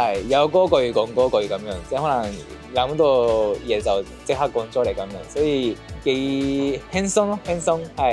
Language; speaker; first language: Cantonese; non-native, fluent; Japanese